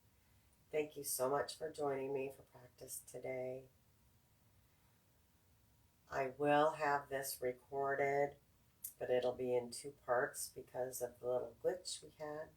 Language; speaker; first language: English; native; English